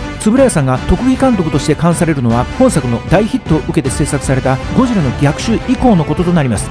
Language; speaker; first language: Japanese; native; Japanese